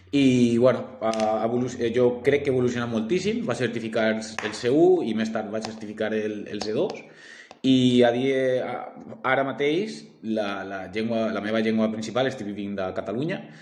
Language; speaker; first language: Catalan; non-native, local second language; Spanish